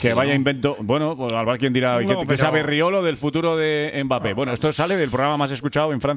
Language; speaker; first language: Spanish; native; Spanish